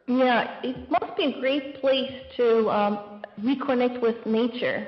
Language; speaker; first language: English; non-native, fluent; Turkish